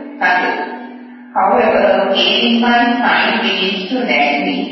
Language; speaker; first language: English; non-native, local second language; Sinhala